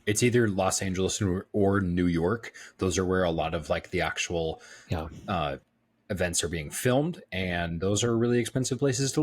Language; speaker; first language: English; native; English